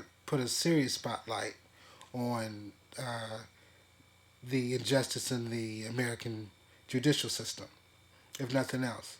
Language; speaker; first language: English; native; English